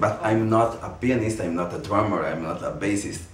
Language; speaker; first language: English; non-native, fluent; Portuguese